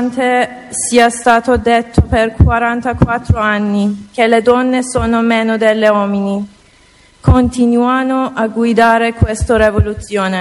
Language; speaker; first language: Italian; non-native, learner; Persian